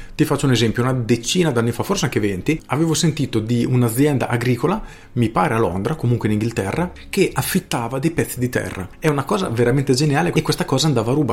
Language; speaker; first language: Italian; native; Italian